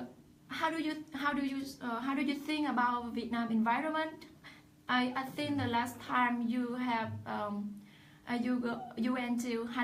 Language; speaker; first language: English; non-native, learner; Vietnamese